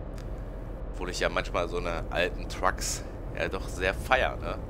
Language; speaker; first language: German; native; German